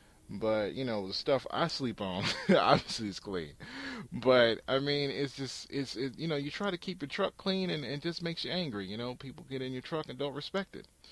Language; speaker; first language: English; native; English